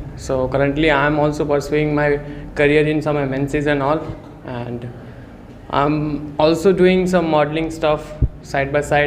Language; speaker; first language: English; non-native, local second language; Hindi